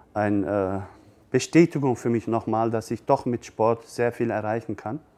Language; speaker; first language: German; early bilingual, other home language; Turkish